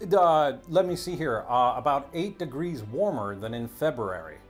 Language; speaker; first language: English; native; English